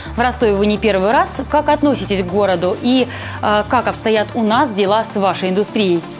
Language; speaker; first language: Russian; native; Russian